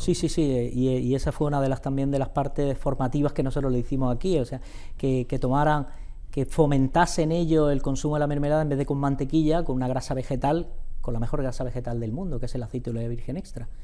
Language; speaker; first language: Spanish; native; Spanish